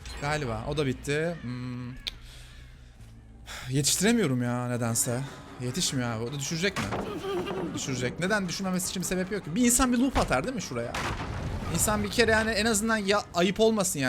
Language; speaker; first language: Turkish; native; Turkish